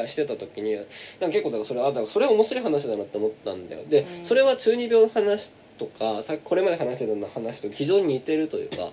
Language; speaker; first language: Japanese; native; Japanese